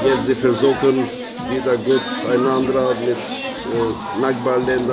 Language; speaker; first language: German; non-native, learner; Albanian